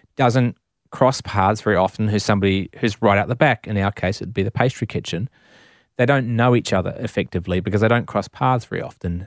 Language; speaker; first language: English; native; English